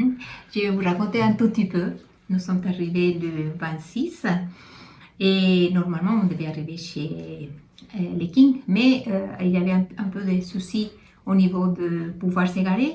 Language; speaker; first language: French; non-native, fluent; Spanish